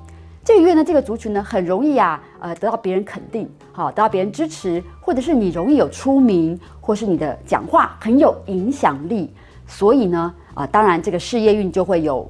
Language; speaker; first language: Chinese; native; Chinese